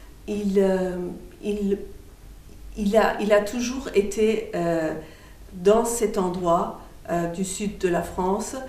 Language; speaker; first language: French; non-native, fluent; Persian